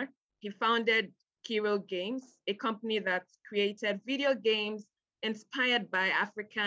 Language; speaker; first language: English; non-native, local second language; Yoruba